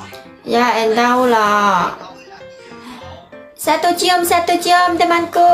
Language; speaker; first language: Indonesian; non-native, learner; Vietnamese